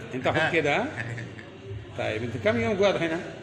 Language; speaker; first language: Arabic; non-native, learner; Urdu